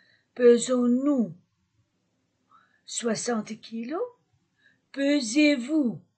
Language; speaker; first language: French; non-native, fluent; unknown